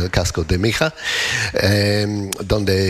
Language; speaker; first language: Spanish; non-native, learner; English